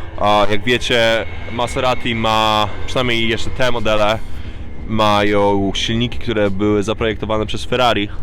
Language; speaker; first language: Polish; early bilingual, heritage; Polish